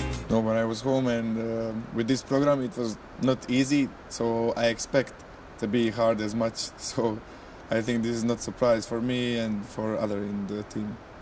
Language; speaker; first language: English; non-native, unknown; Croatian